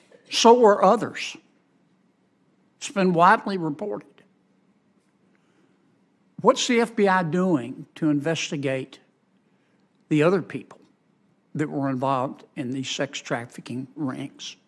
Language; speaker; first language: English; native; English